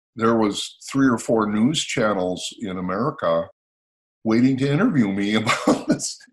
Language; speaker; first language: English; native; English